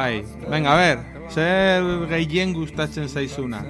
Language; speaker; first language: Basque; non-native, learner; Spanish